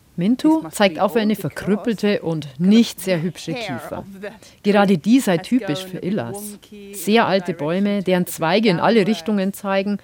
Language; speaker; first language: German; native; German